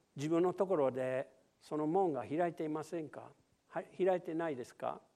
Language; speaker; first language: Japanese; non-native, fluent; English